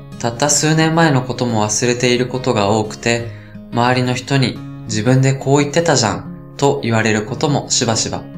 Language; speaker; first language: Japanese; native; Japanese